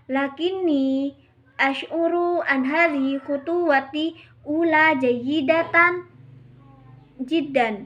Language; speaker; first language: Arabic; non-native, learner; Indonesian